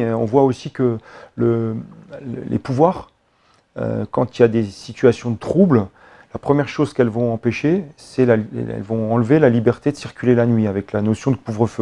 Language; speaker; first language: French; native; French